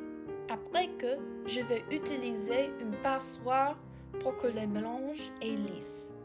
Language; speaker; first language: French; non-native, learner; English